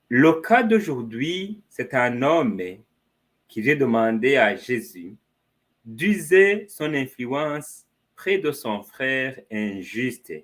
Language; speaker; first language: French; non-native, fluent; Spanish